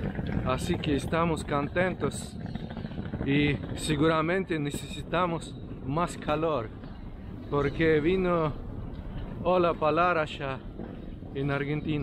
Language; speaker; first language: Spanish; non-native, fluent; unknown